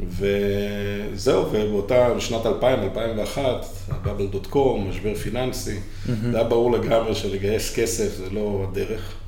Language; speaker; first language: Hebrew; native; Hebrew